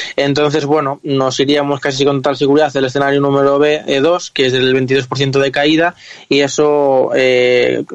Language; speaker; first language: Spanish; native; Spanish